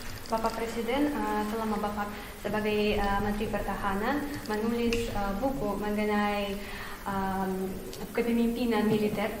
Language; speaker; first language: Indonesian; non-native, fluent; Russian